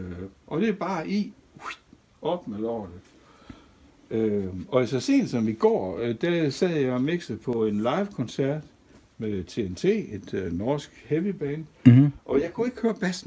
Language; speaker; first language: Danish; native; Danish